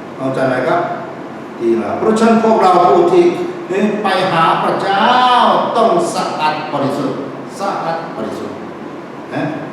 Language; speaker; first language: Thai; non-native, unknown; Korean